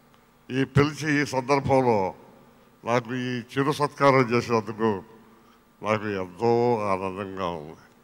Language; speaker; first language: Telugu; native; Telugu